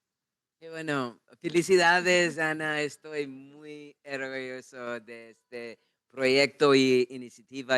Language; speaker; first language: Spanish; non-native, learner; English